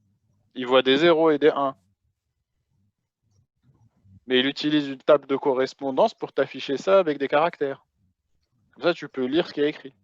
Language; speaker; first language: French; native; French